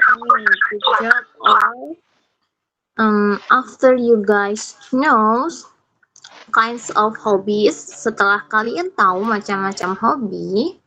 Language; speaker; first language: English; non-native, fluent; Indonesian